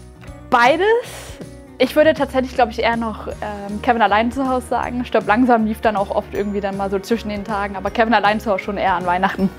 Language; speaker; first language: German; native; German